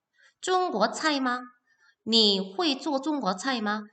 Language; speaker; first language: Chinese; non-native, fluent; Korean